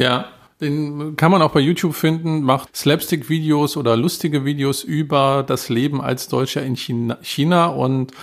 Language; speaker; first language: German; native; German